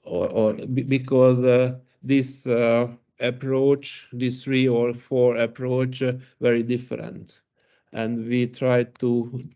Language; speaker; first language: English; non-native, learner; Hungarian